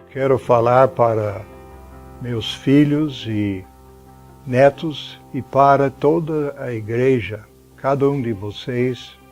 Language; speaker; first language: Portuguese; non-native, fluent; English